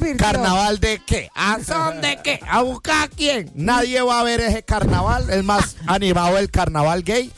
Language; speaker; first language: Spanish; native; Spanish